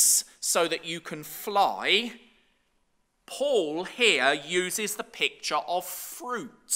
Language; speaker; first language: English; native; English